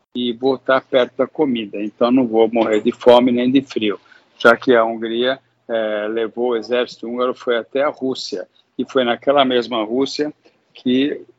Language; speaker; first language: Portuguese; early bilingual, other home language; Hungarian